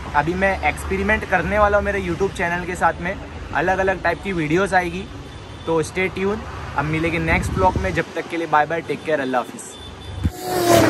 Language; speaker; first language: Hindi; native; Hindi